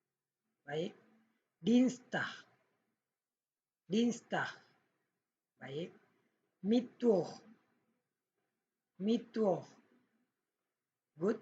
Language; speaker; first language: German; non-native, fluent; Indonesian